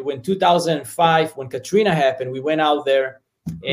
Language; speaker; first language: English; non-native, fluent; Hebrew